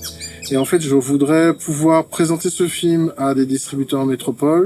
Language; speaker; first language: French; native; French